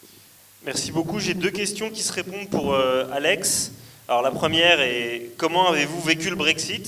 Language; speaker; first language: French; native; French